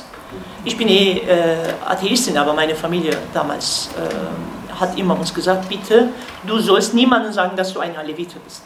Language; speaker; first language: German; non-native, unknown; Kurdish